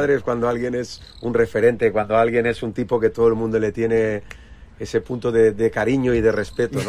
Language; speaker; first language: Spanish; non-native, local second language; Catalan